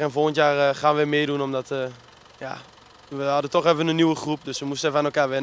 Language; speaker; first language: Dutch; native; Dutch